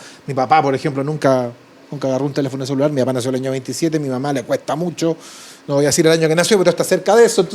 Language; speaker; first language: Spanish; native; Spanish